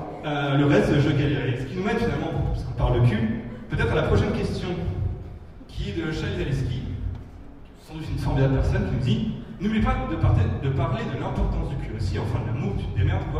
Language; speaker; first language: French; native; French